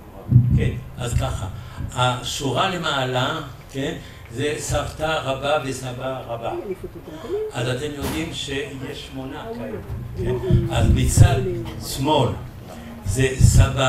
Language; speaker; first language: Hebrew; non-native, fluent; French